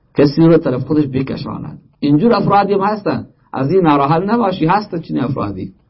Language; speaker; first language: Persian; native; Persian